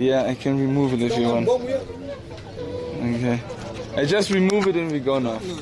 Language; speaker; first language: English; non-native, learner; German